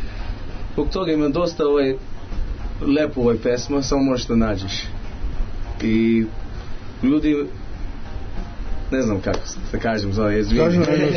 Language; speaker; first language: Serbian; early bilingual, heritage; Serbian